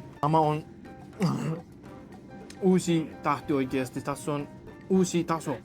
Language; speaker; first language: Finnish; non-native, learner; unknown